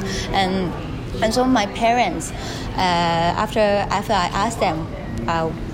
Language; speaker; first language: English; non-native, local second language; Cantonese